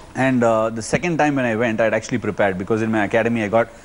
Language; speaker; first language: English; non-native, local second language; Tamil